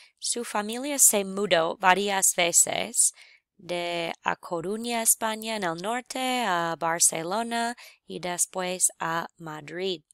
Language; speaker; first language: Spanish; non-native, fluent; English